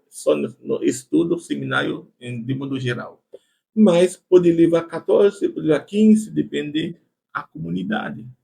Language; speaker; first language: Portuguese; non-native, fluent; Haitian Creole